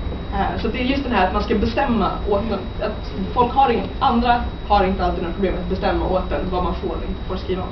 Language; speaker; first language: Swedish; native; Swedish